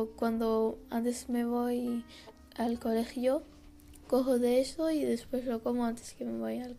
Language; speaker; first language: Spanish; early bilingual, other home language; Arabic